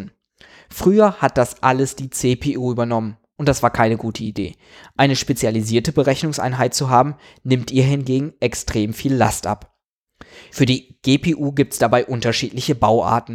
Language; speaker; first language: German; native; German